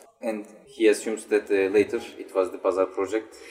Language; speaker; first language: English; non-native, fluent; Turkish